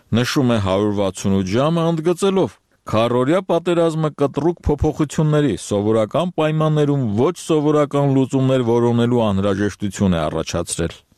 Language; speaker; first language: Armenian; native; Armenian